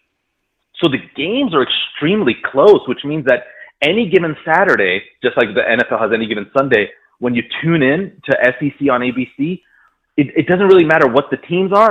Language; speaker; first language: English; native; English